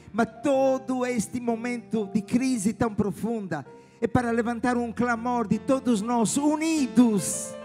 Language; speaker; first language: Portuguese; non-native, fluent; Italian